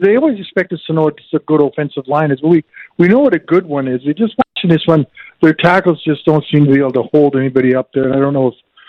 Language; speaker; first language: English; native; English